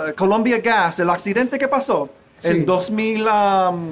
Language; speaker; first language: Spanish; early bilingual, heritage; Spanish